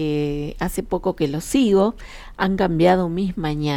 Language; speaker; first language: Spanish; native; Spanish